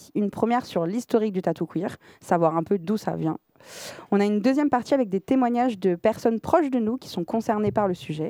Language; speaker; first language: French; native; French